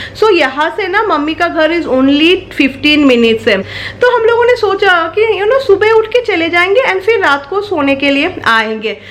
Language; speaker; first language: Hindi; non-native, local second language; Bangla